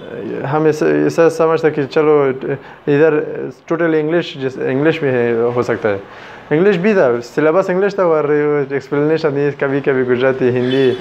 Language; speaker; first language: Hindi; non-native, fluent; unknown